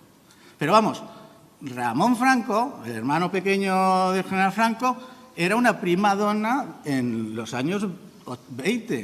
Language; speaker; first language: Spanish; native; Spanish